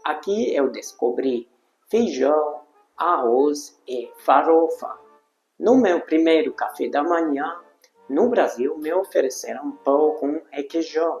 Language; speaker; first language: Portuguese; non-native, fluent; Hungarian